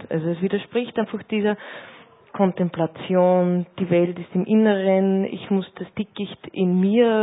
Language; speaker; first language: German; native; German